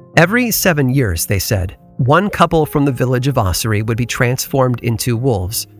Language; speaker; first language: English; native; English